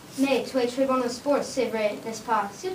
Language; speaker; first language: French; non-native, learner; English